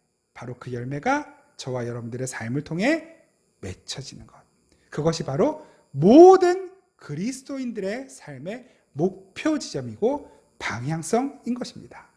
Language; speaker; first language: Korean; native; Korean